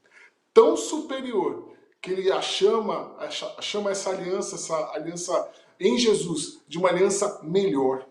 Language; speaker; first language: Portuguese; native; Portuguese